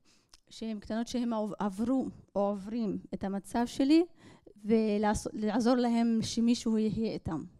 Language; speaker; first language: Hebrew; non-native, local second language; Arabic